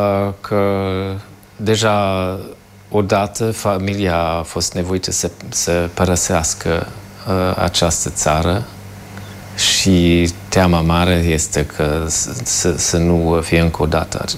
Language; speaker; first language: Romanian; non-native, fluent; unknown